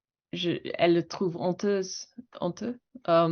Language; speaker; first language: French; non-native, fluent; English